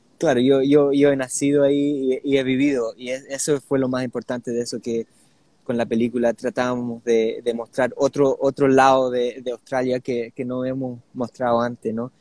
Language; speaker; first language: Spanish; early bilingual, heritage; Spanish